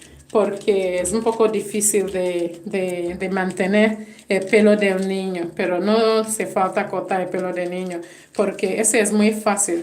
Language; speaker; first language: Spanish; non-native, fluent; English